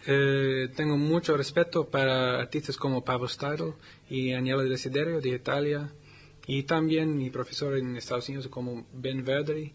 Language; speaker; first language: Spanish; non-native, learner; English